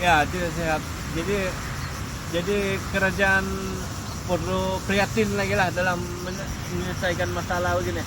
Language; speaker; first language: Malay; native; Malay